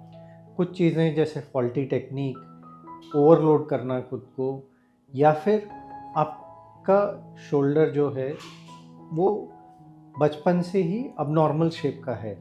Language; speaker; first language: Hindi; native; Hindi